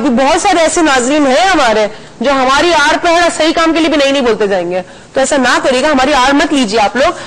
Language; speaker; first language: Urdu; native; Urdu